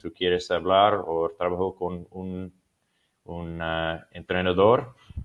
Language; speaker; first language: Spanish; non-native, learner; English